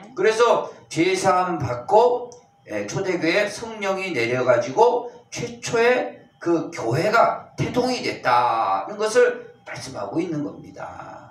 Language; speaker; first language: Korean; native; Korean